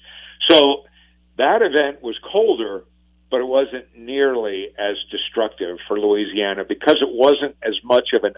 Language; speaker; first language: English; native; English